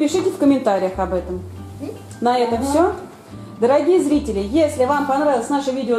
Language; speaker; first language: Russian; native; Russian